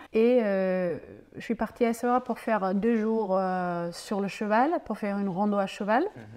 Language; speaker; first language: French; non-native, fluent; German